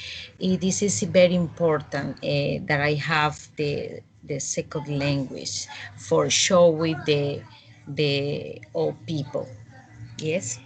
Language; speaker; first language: English; non-native, learner; Spanish